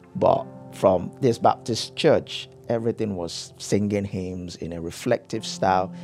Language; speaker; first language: English; non-native, local second language; Yoruba